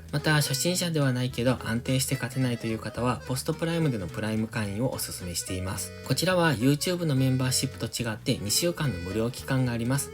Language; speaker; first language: Japanese; native; Japanese